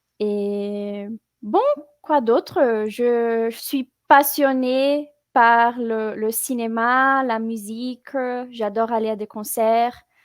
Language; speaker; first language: French; non-native, fluent; Portuguese